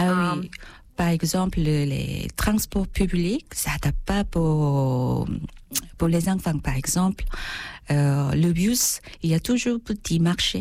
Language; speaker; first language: French; non-native, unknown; Korean